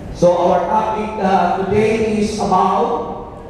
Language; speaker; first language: English; non-native, local second language; Filipino